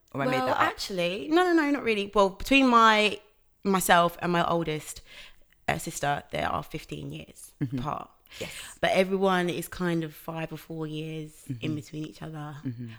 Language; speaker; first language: English; native; English